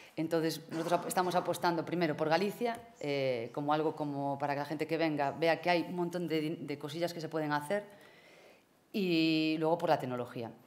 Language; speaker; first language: Spanish; native; Spanish